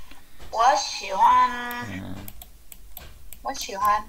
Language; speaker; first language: Chinese; non-native, learner; Vietnamese